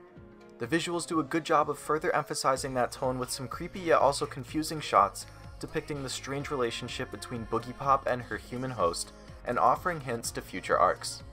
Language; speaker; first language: English; native; English